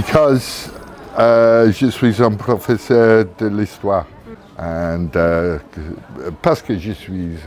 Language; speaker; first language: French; non-native, learner; English